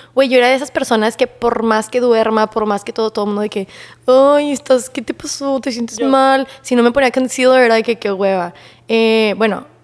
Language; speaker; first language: Spanish; native; Spanish